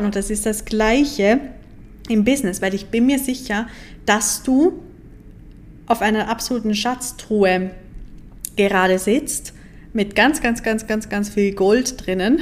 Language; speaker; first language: German; native; German